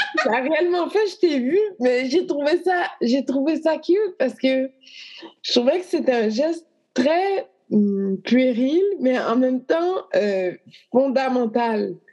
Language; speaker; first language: French; native; French